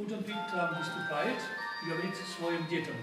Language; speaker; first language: Russian; non-native, fluent; German